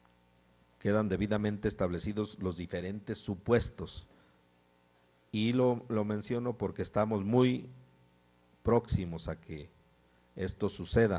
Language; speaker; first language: Spanish; native; Spanish